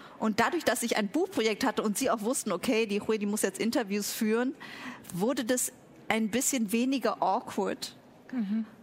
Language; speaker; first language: German; early bilingual, other home language; Vietnamese